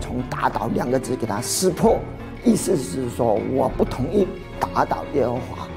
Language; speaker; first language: Chinese; native; Chinese